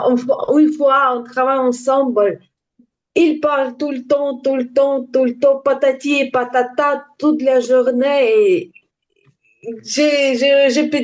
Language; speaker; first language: French; non-native, learner; Ukrainian